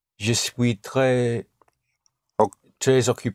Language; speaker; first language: French; non-native, learner; English